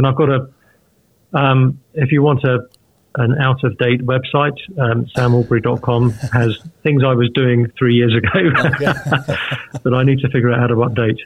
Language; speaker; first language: English; native; English